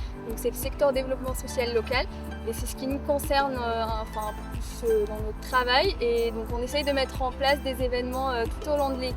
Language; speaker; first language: French; native; French